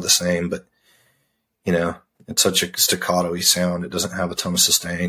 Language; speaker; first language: English; native; English